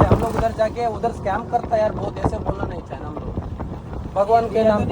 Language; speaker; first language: Hindi; non-native, local second language; Kannada